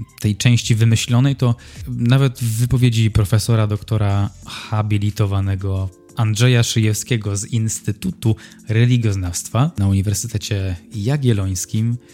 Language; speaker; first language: Polish; native; Polish